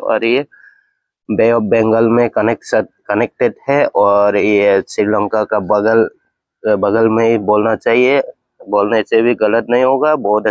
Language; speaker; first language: Hindi; non-native, local second language; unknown